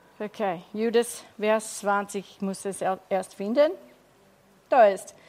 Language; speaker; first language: German; non-native, fluent; English